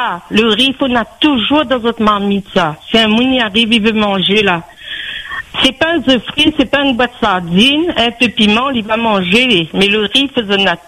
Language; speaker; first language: French; non-native, local second language; Réunion Creole French